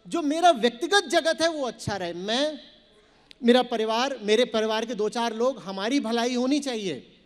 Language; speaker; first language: Hindi; native; Hindi